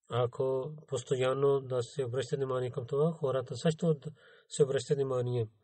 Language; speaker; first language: Bulgarian; non-native, fluent; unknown